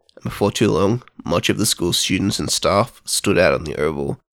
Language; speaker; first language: English; native; English